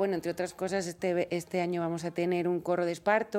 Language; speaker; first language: Spanish; native; Spanish